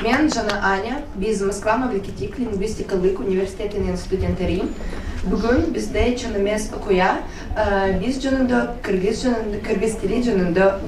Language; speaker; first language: Kyrgyz; non-native, learner; Russian